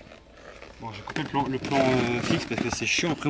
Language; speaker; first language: French; native; French